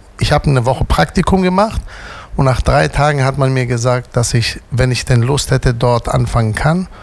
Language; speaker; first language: German; native; German